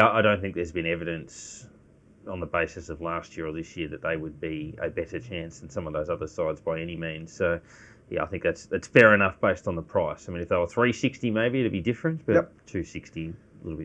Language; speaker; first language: English; native; English